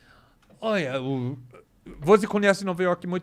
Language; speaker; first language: Portuguese; non-native, fluent; English